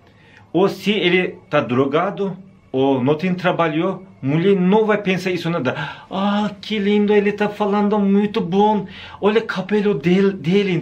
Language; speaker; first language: Portuguese; non-native, learner; Turkish